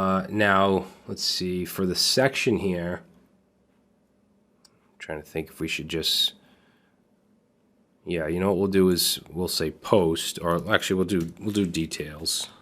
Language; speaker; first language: English; native; English